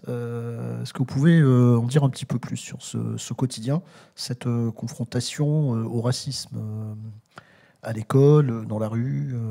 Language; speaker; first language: French; native; French